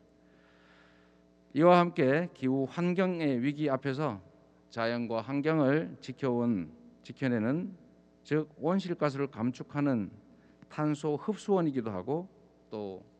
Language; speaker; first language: Korean; native; Korean